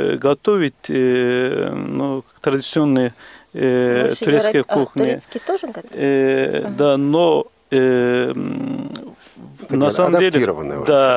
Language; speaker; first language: Russian; non-native, fluent; Turkish